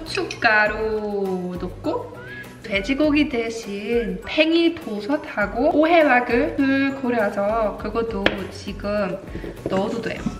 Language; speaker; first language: Korean; non-native, fluent; German